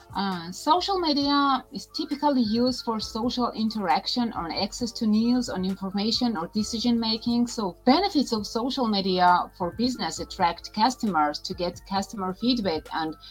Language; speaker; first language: English; non-native, fluent; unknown